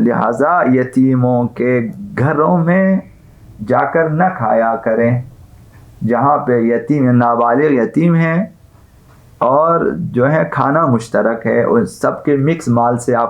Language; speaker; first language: Urdu; non-native, local second language; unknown